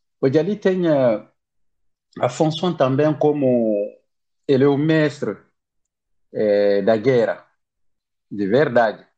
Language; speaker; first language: Portuguese; non-native, learner; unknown